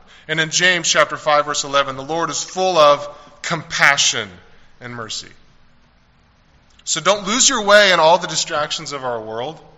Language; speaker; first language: English; native; English